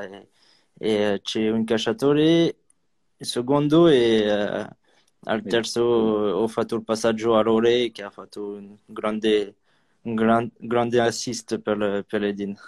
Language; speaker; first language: Italian; non-native, learner; French